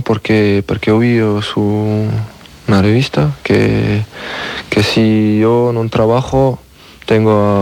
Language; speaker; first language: Spanish; non-native, learner; French